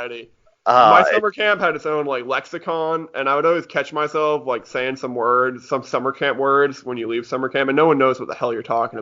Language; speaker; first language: English; native; English